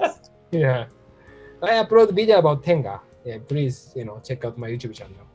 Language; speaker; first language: English; non-native, learner; Japanese